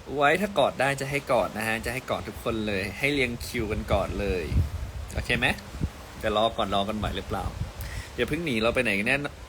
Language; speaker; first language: Thai; native; Thai